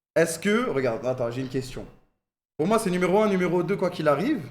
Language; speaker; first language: French; native; French